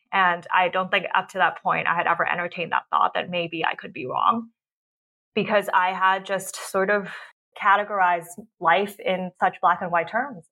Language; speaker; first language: English; early bilingual, other home language; Cantonese